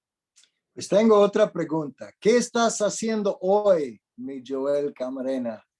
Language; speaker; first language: Spanish; non-native, fluent; English